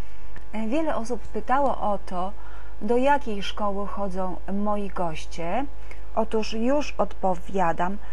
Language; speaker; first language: Polish; native; Polish